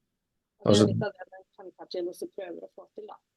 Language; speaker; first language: Norwegian; early bilingual, other home language; Tamil